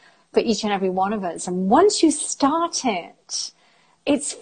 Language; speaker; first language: English; native; English